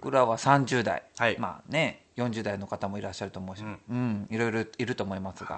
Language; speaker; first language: Japanese; native; Japanese